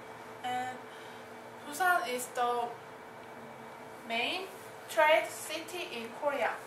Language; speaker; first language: English; non-native, learner; Korean